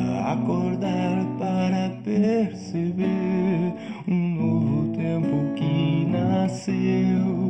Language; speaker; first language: Portuguese; native; Portuguese